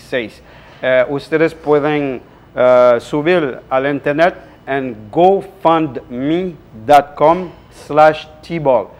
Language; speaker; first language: Spanish; non-native, fluent; Haitian Creole